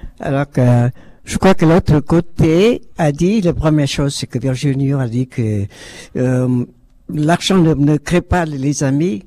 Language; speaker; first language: French; non-native, learner; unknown